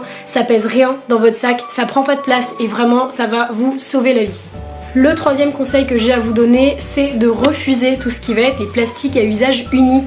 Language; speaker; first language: French; native; French